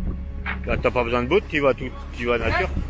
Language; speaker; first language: French; native; French